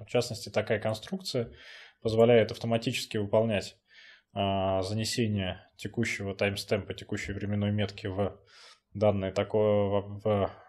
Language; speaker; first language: Russian; native; Russian